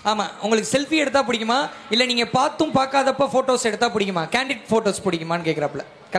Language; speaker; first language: Tamil; native; Tamil